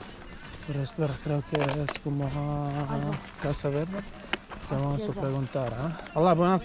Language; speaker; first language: Spanish; non-native, learner; Croatian